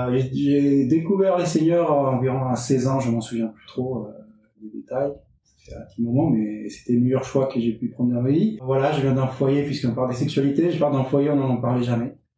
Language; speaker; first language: French; early bilingual, other home language; Spanish